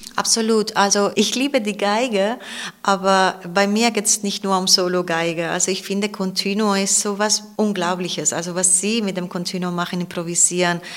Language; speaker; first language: German; non-native, fluent; Spanish